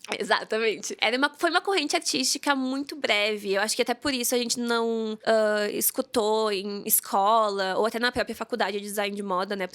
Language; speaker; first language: Portuguese; native; Portuguese